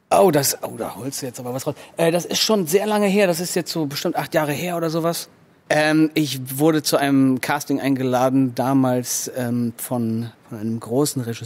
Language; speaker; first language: German; native; German